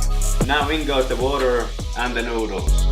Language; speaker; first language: English; non-native, fluent; Finnish